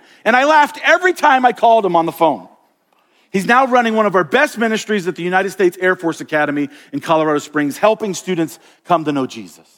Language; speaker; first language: English; native; English